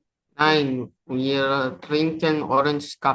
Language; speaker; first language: German; non-native, learner; Indonesian